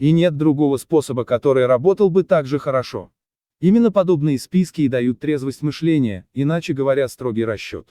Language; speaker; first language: Russian; native; Russian